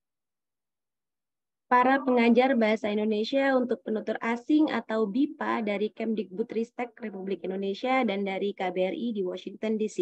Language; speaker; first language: Indonesian; native; Indonesian